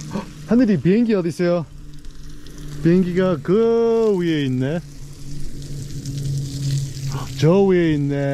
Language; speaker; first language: Korean; early bilingual, heritage; Korean